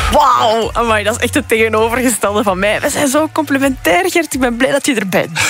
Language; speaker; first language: Dutch; native; Dutch